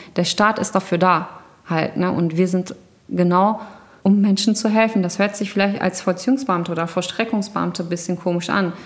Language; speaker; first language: German; early bilingual, other home language; Turkish